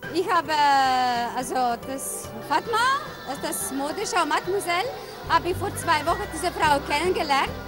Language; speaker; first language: German; early bilingual, other home language; Turkish